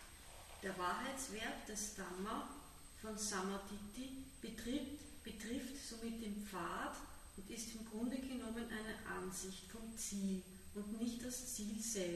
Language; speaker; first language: German; native; German